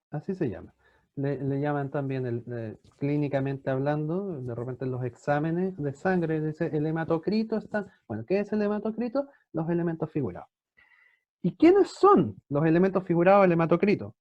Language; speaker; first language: Spanish; native; Spanish